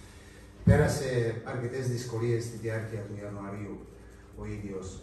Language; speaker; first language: Greek; non-native, fluent; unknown